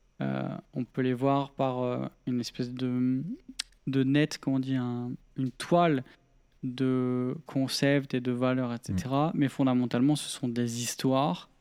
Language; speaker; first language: French; native; French